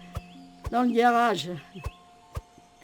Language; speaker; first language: French; native; French